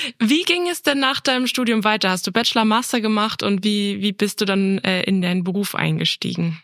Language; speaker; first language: German; native; German